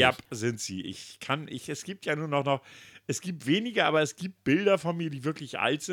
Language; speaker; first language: German; native; German